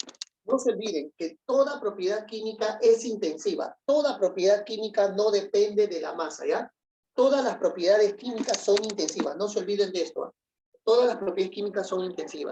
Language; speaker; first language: Spanish; native; Spanish